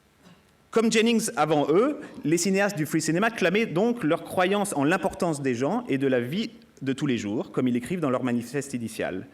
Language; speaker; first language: French; native; French